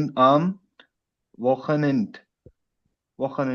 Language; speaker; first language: German; non-native, learner; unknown